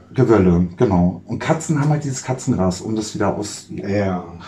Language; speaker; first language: German; native; German